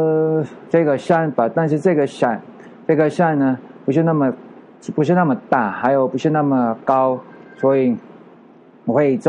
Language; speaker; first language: Chinese; non-native, learner; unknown